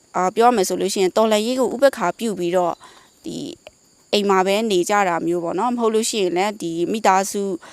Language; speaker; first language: Burmese; non-native, local second language; Mon